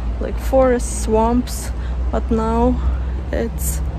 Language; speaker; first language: English; non-native, fluent; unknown